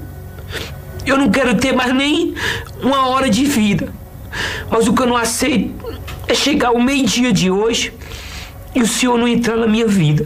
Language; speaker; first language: Portuguese; native; Portuguese